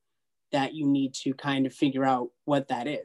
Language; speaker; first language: English; native; English